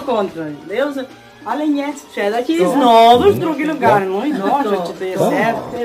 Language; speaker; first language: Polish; early bilingual, heritage; Polish